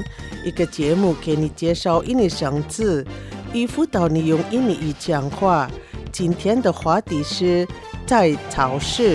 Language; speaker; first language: Chinese; early bilingual, heritage; Chinese